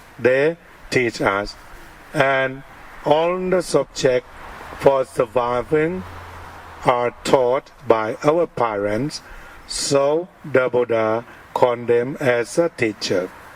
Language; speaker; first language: English; non-native, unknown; Thai